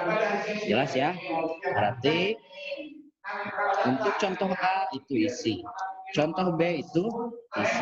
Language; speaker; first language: Indonesian; native; Indonesian